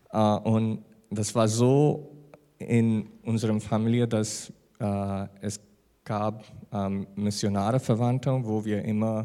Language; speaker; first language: German; non-native, learner; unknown